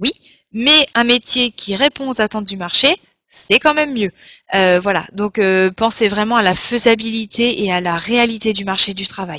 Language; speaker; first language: French; native; French